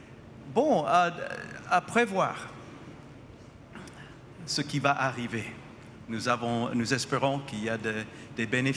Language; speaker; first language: French; non-native, fluent; English